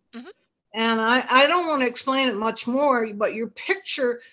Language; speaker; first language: English; native; English